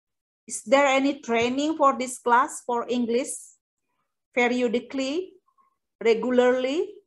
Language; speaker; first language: English; non-native, fluent; Indonesian